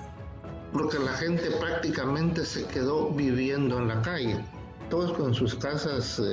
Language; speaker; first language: Spanish; native; Spanish